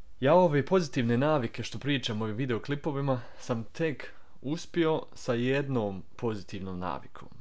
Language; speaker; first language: Croatian; early bilingual, heritage; Croatian